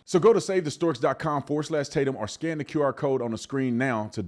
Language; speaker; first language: English; native; English